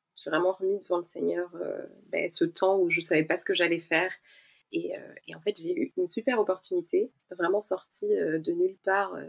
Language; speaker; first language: French; native; French